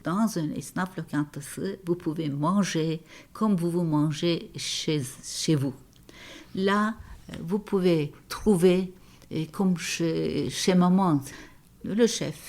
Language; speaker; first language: French; non-native, fluent; Turkish